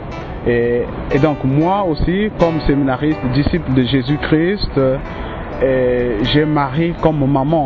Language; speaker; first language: French; non-native, local second language; Kongo